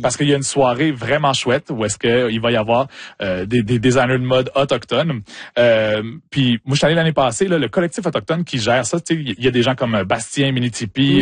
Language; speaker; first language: French; native; French